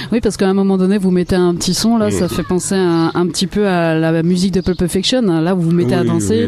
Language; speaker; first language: French; native; French